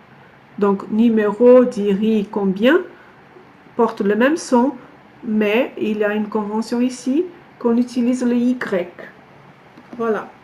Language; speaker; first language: French; non-native, fluent; Portuguese